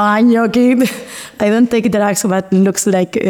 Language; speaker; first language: English; non-native, learner; Spanish